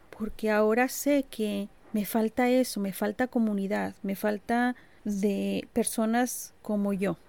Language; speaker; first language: Spanish; early bilingual, heritage; Spanish